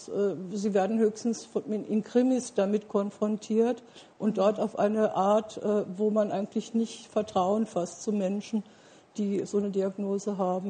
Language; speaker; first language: German; native; German